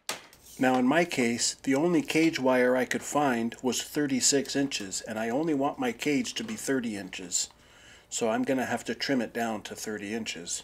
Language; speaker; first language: English; native; English